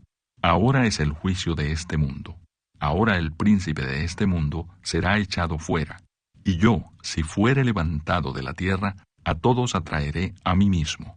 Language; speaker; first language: Spanish; native; Spanish